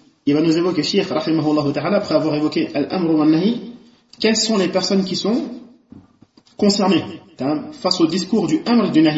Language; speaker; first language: French; native; French